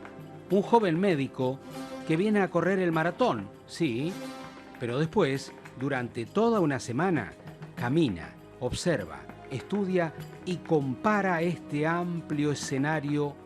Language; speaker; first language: Spanish; native; Spanish